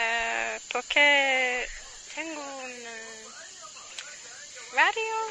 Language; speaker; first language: Spanish; non-native, learner; English